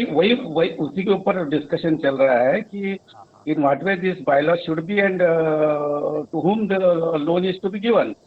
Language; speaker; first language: Hindi; native; Hindi